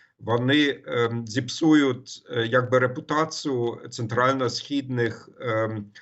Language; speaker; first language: Ukrainian; non-native, fluent; German